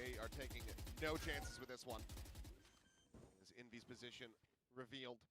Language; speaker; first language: English; native; English